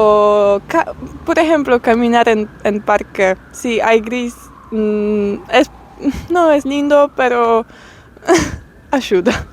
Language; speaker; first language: Spanish; non-native, learner; Polish